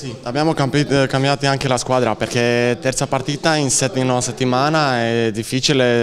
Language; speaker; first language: Italian; non-native, learner; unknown